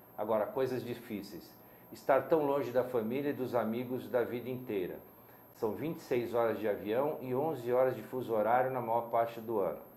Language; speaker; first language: Portuguese; native; Portuguese